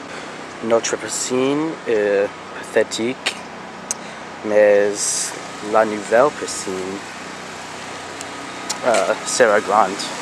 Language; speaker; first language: French; non-native, learner; English